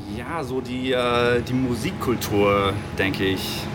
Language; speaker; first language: German; non-native, learner; English